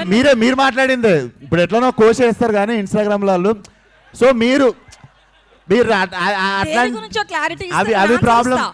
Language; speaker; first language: Telugu; native; Telugu